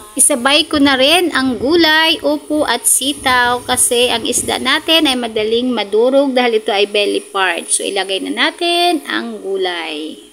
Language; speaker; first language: Filipino; non-native, local second language; Cebuano